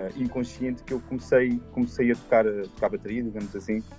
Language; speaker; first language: Portuguese; native; Portuguese